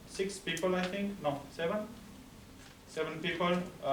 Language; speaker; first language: English; non-native, fluent; Romanian